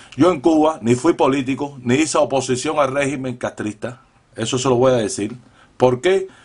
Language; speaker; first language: Spanish; native; Spanish